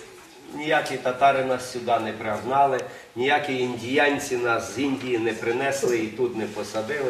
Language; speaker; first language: Ukrainian; native; Ukrainian